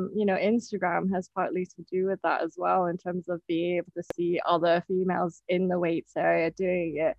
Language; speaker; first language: English; non-native, local second language; Japanese